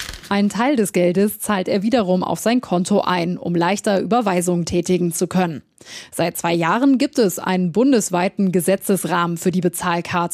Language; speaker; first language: German; native; German